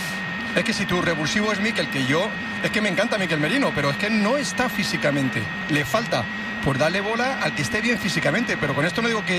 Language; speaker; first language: Spanish; native; Spanish